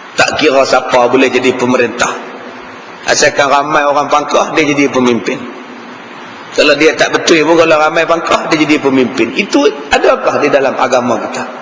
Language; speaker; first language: Malay; native; Malay